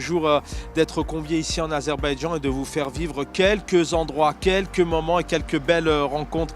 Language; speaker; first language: French; native; French